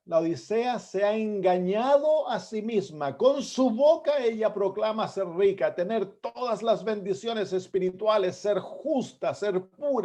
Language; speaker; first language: Spanish; native; Spanish